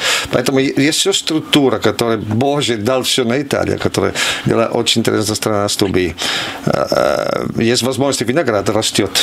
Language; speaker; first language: Russian; non-native, learner; Italian